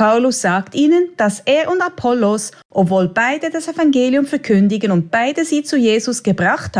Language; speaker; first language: German; native; German